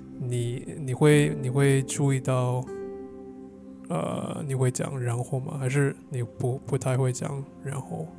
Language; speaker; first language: Chinese; non-native, fluent; English